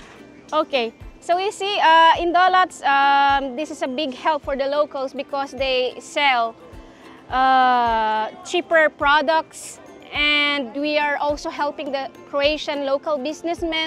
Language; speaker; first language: English; non-native, local second language; Filipino